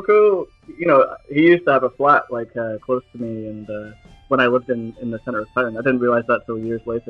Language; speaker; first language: English; native; English